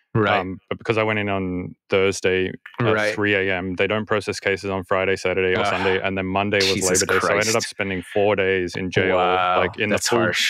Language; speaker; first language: English; native; English